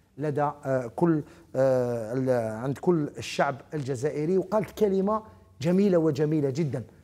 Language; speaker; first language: Arabic; native; Arabic